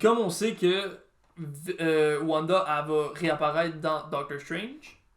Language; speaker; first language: French; native; French